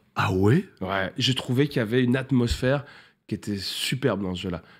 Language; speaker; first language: French; native; French